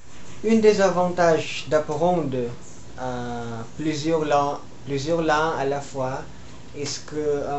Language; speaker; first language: French; non-native, learner; Filipino